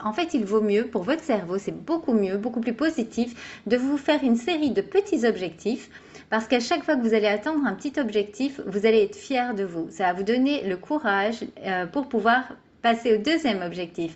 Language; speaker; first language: French; native; French